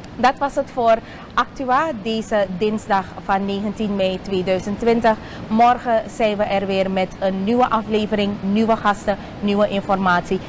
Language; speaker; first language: Dutch; native; Dutch